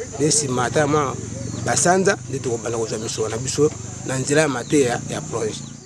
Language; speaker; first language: Lingala; native; Lingala